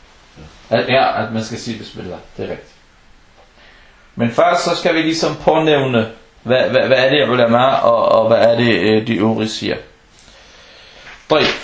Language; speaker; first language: Danish; non-native, fluent; Arabic